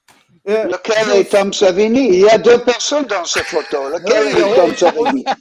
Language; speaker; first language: French; non-native, fluent; English